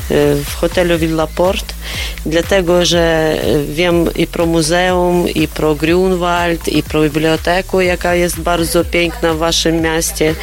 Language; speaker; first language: Polish; non-native, learner; Ukrainian